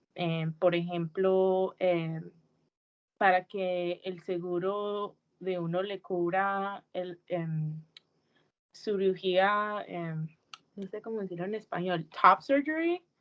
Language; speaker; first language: Spanish; early bilingual, heritage; English